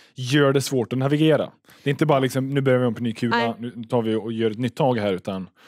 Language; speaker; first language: Swedish; native; Swedish